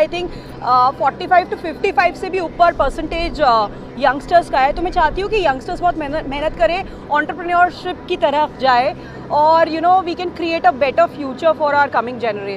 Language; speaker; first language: Hindi; native; Hindi